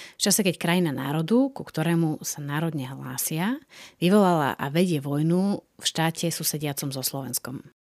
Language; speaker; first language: Slovak; native; Slovak